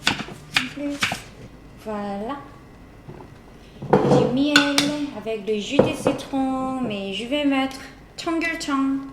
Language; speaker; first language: French; non-native, learner; Korean